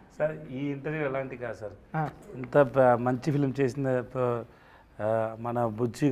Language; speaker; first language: Telugu; non-native, learner; Tamil